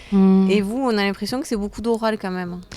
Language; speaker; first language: French; native; French